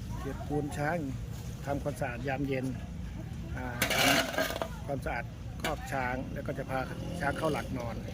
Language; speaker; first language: Thai; native; Thai